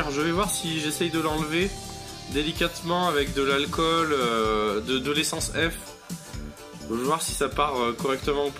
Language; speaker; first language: French; native; French